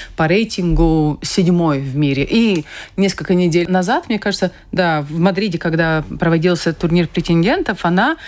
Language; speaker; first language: Russian; non-native, fluent; Latvian